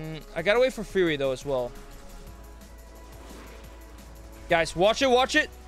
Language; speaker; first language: English; non-native, fluent; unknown